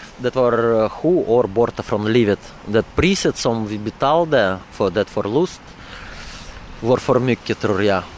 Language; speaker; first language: Swedish; non-native, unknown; Russian